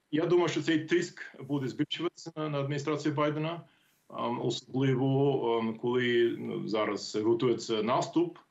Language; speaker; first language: Ukrainian; non-native, fluent; English